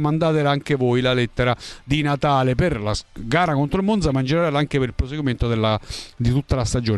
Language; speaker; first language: Italian; native; Italian